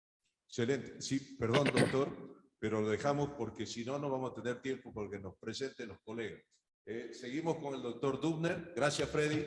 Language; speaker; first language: Spanish; native; Spanish